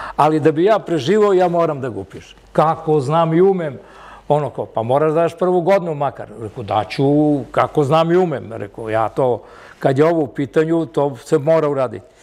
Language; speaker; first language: Serbian; early bilingual, other home language; Italian